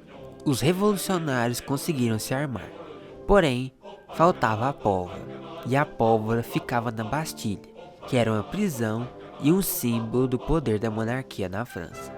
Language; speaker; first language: Portuguese; native; Portuguese